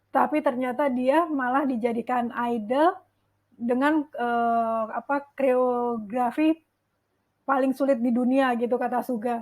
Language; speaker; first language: Indonesian; native; Indonesian